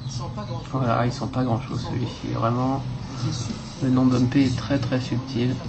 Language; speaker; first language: French; native; French